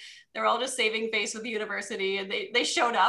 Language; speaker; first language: English; native; English